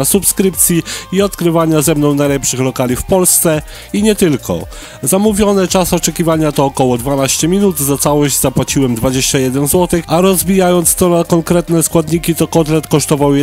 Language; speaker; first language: Polish; native; Polish